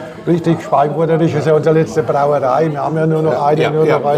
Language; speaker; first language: German; native; German